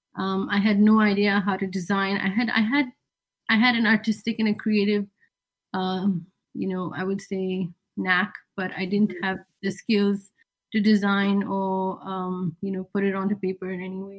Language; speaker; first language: English; non-native, local second language; Hindi